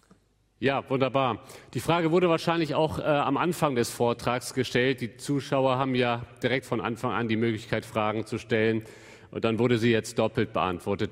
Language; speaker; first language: German; native; German